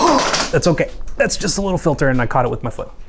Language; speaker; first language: English; native; English